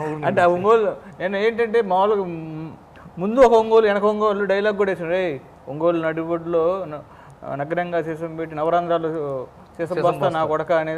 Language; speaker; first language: Telugu; native; Telugu